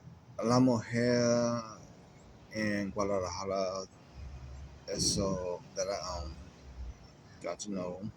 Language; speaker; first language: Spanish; non-native, learner; English